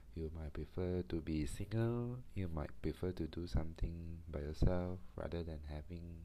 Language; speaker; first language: English; non-native, local second language; Chinese